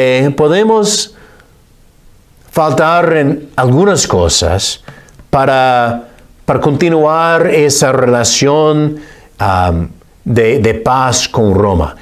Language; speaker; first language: Spanish; non-native, fluent; English